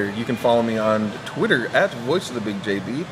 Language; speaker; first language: English; native; English